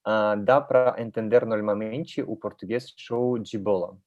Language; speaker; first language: Portuguese; non-native, learner; Russian